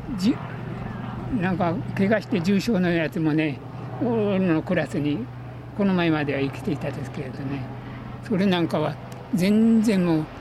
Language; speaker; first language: Japanese; native; Japanese